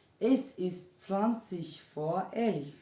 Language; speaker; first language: German; non-native, fluent; Turkish